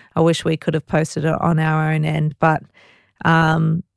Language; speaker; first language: English; native; English